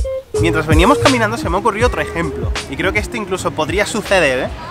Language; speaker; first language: Spanish; native; Spanish